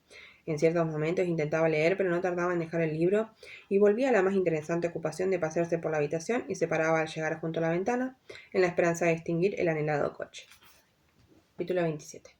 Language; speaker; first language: Spanish; native; Spanish